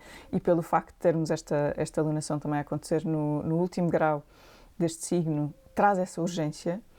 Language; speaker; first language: Portuguese; native; Portuguese